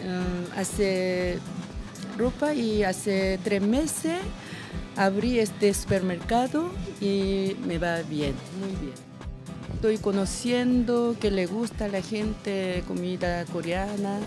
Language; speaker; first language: Spanish; non-native, learner; Korean